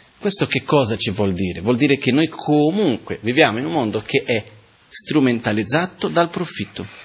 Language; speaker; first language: Italian; non-native, fluent; Portuguese